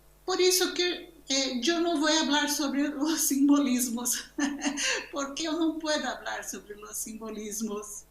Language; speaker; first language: Spanish; non-native, learner; Portuguese